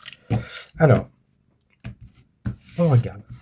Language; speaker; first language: French; native; French